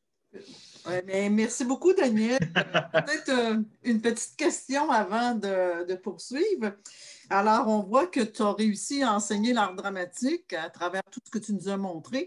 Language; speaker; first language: French; native; French